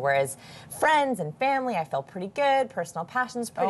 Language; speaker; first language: English; native; English